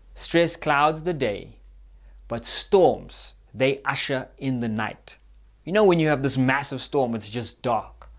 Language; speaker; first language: English; native; English